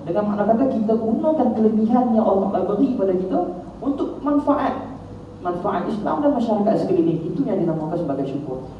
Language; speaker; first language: Malay; native; Malay